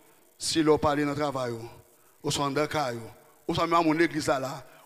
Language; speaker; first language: French; non-native, local second language; Haitian Creole